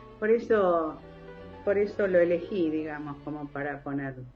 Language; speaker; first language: Spanish; native; Spanish